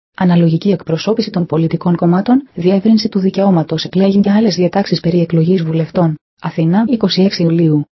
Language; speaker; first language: Greek; native; Greek